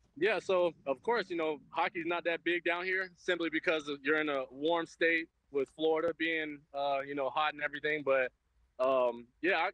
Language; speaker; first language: English; native; English